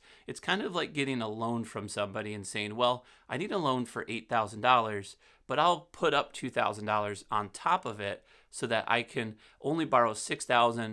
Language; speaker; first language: English; native; English